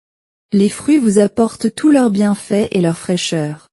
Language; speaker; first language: French; non-native, learner; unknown